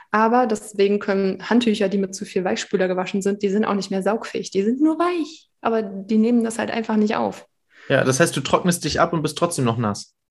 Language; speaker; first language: German; native; German